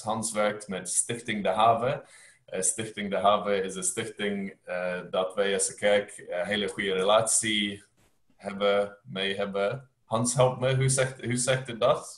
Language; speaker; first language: Dutch; non-native, learner; English